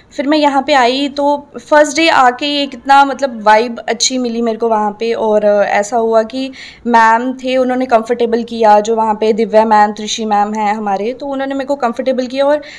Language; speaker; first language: Hindi; native; Hindi